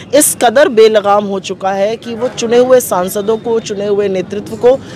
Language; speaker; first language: Hindi; native; Hindi